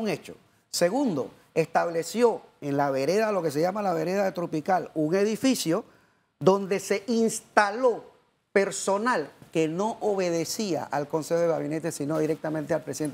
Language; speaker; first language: Spanish; native; Spanish